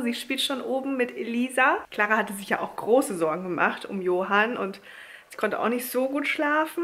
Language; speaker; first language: German; native; German